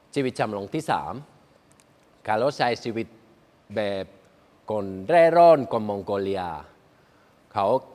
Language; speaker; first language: Thai; non-native, learner; Spanish